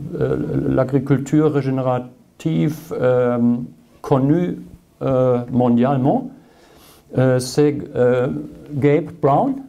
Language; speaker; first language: French; non-native, learner; German